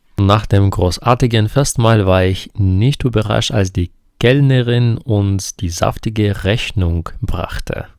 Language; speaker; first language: German; non-native, fluent; Ukrainian